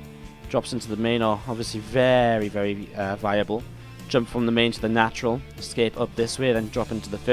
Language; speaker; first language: English; native; English